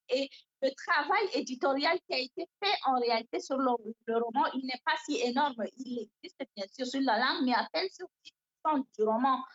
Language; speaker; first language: French; non-native, local second language; Fula